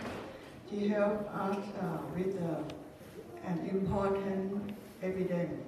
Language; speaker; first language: English; non-native, learner; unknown